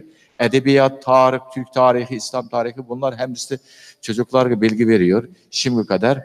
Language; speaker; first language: Turkish; non-native, learner; Uyghur